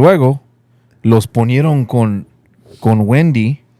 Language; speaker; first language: Spanish; early bilingual, other home language; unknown